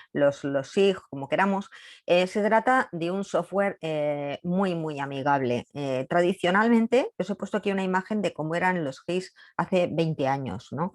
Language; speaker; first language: Spanish; native; Spanish